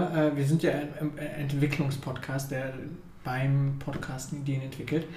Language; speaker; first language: German; early bilingual, other home language; Ukrainian